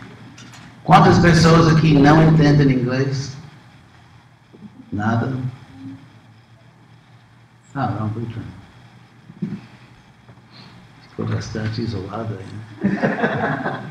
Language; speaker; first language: Portuguese; non-native, fluent; English